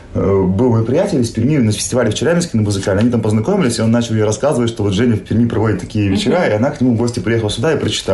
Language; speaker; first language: Russian; native; Russian